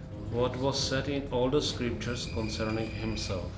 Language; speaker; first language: English; non-native, fluent; Czech